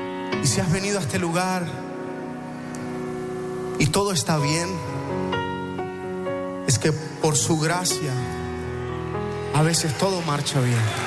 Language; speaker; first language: Spanish; native; Spanish